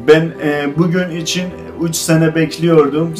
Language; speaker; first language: Turkish; non-native, fluent; Azerbaijani